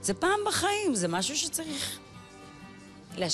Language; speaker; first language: Hebrew; native; Hebrew